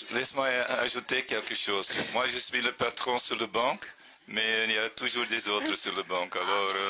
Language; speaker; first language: French; non-native, fluent; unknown